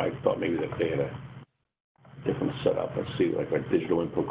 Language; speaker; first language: English; native; English